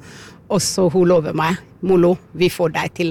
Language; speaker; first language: Norwegian; non-native, learner; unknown